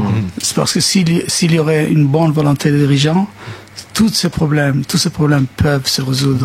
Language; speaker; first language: French; non-native, fluent; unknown